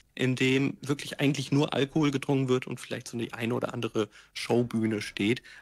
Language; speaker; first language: German; native; German